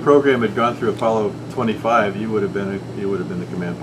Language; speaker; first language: English; native; English